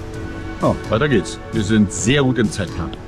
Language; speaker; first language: German; native; German